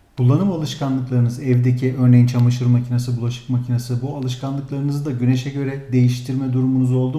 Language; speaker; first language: Turkish; native; Turkish